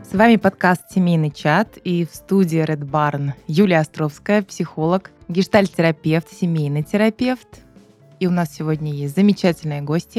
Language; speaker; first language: Russian; native; Russian